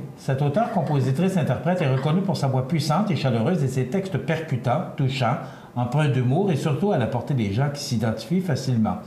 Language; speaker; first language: French; native; French